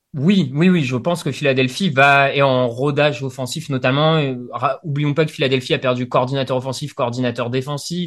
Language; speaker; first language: French; native; French